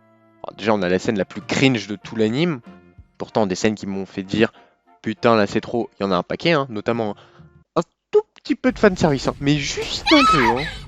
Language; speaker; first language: French; native; French